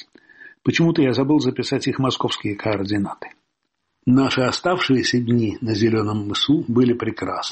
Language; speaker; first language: Russian; native; Russian